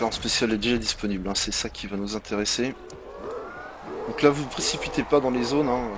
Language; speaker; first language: French; native; French